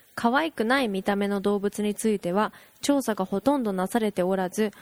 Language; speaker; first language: Japanese; native; Japanese